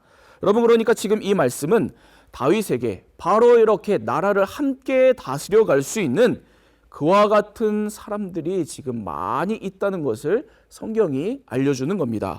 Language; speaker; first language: Korean; native; Korean